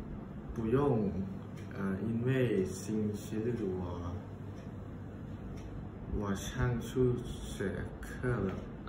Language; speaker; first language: Chinese; non-native, learner; Thai